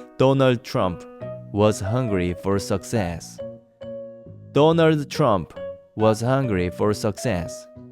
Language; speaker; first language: English; non-native, fluent; Korean